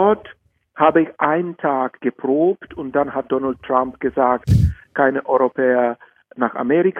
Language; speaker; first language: German; non-native, fluent; Czech